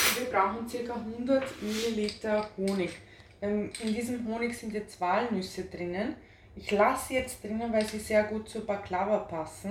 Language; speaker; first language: German; early bilingual, other home language; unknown